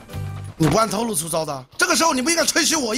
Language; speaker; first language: Chinese; native; Chinese